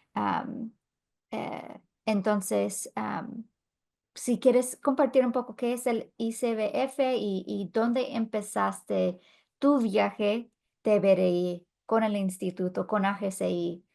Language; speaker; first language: Spanish; non-native, fluent; English